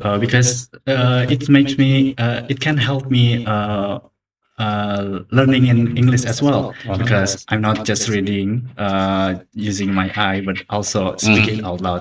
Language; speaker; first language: English; non-native, learner; Indonesian